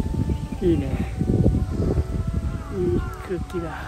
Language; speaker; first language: Japanese; non-native, learner; Nepali